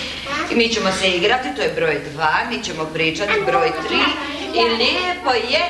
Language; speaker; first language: Serbian; native; Serbian